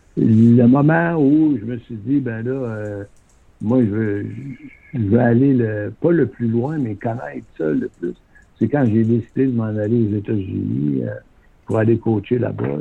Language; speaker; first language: French; native; French